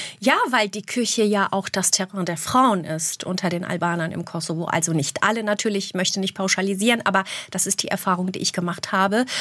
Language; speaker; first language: German; early bilingual, other home language; Albanian